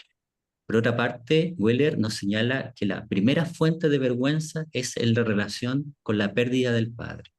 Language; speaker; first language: Spanish; native; Spanish